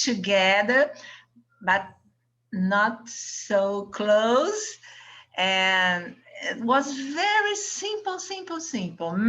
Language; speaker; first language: English; non-native, learner; Portuguese